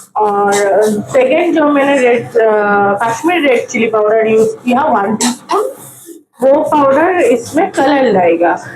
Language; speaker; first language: Hindi; non-native, local second language; Bangla